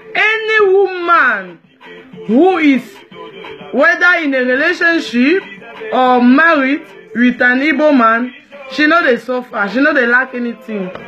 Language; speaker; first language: English; non-native, local second language; French